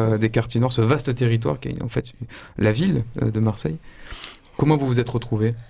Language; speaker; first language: French; native; French